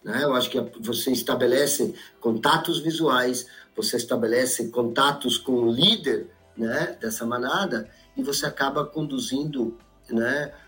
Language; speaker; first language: Portuguese; native; Portuguese